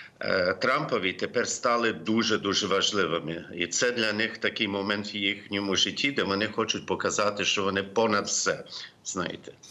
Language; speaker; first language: Ukrainian; early bilingual, heritage; Ukrainian